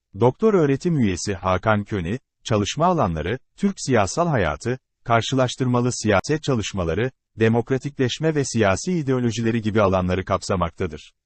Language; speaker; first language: Turkish; native; Turkish